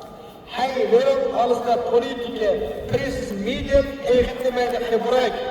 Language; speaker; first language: Dutch; non-native, learner; Uyghur